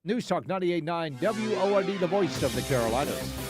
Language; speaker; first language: English; native; English